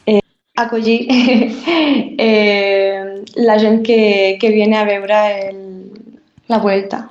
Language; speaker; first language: Catalan; non-native, learner; Spanish